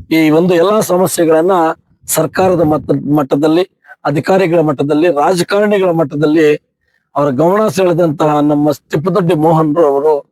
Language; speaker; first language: Kannada; native; Kannada